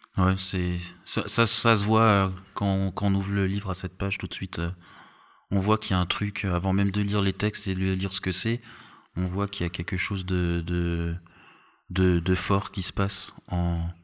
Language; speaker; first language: French; native; French